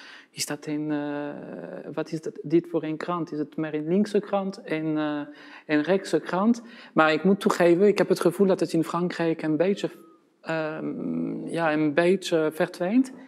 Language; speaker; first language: Dutch; non-native, fluent; French